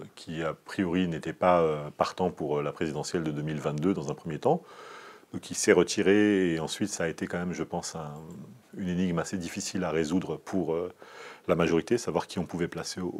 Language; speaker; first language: French; native; French